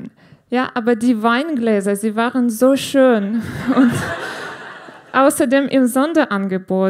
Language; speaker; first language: German; non-native, fluent; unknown